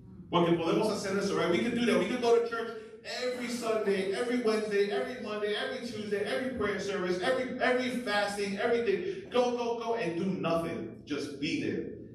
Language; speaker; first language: English; early bilingual, other home language; Spanish